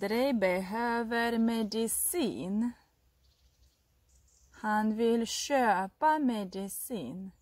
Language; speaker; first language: Swedish; non-native, fluent; Russian